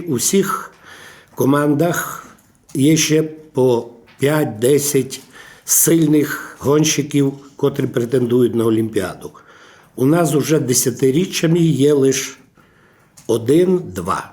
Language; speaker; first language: Ukrainian; native; Ukrainian